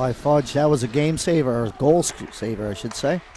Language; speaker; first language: English; native; English